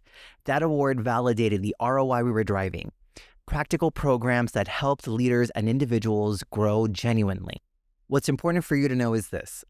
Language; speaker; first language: English; native; English